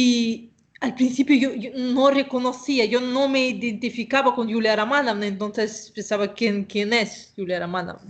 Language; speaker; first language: Spanish; non-native, fluent; Russian